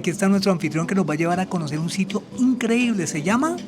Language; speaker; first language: Spanish; native; Spanish